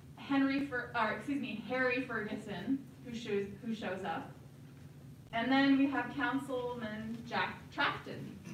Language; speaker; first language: English; native; English